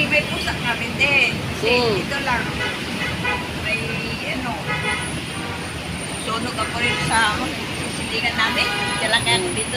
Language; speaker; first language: Filipino; non-native, local second language; Cebuano